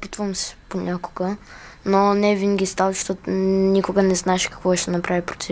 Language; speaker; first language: Bulgarian; early bilingual, heritage; Bulgarian